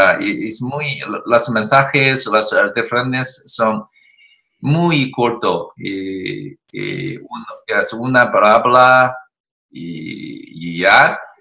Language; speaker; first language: Spanish; non-native, learner; Chinese